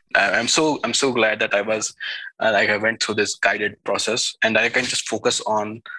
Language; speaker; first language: English; non-native, local second language; Hindi